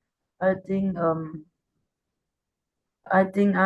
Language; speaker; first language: English; non-native, learner; Vietnamese